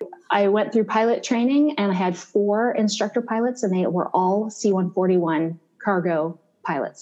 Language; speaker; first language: English; native; English